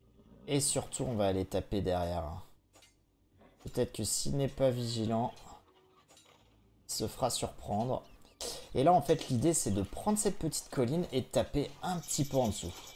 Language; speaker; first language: French; native; French